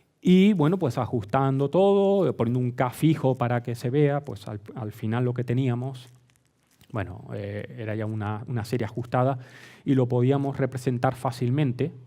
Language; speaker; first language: Spanish; native; Spanish